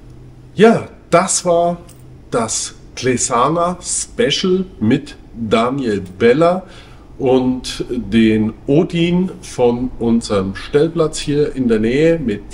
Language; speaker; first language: German; native; German